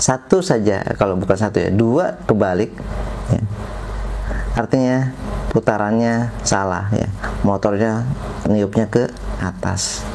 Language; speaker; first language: Indonesian; native; Indonesian